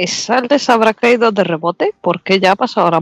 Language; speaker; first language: Spanish; native; Spanish